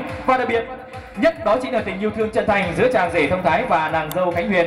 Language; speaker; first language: Vietnamese; native; Vietnamese